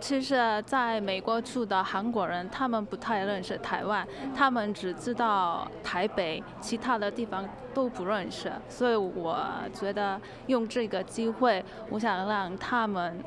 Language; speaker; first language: Chinese; non-native, fluent; Korean